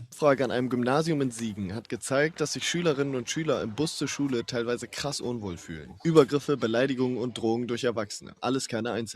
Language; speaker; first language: German; native; German